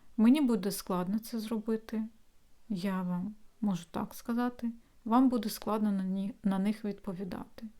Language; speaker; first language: Ukrainian; non-native, local second language; Russian